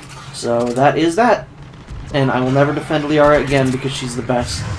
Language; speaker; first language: English; native; English